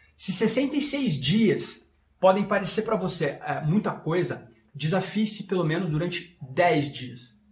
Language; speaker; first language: Portuguese; non-native, fluent; French